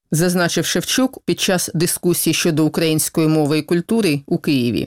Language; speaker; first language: Ukrainian; native; Ukrainian